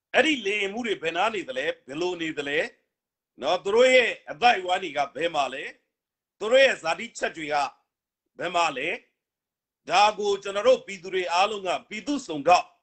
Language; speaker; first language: Burmese; native; Burmese